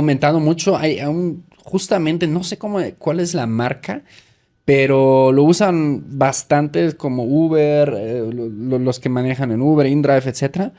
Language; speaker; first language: Spanish; native; Spanish